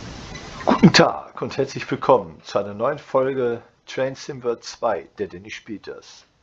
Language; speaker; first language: German; native; German